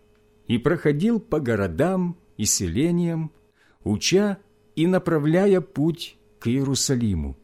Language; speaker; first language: Russian; native; Russian